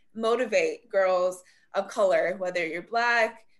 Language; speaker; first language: English; native; English